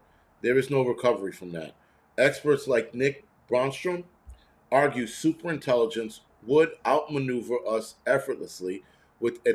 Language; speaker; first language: English; native; English